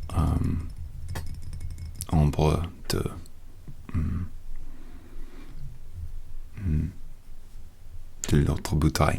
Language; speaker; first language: French; non-native, learner; English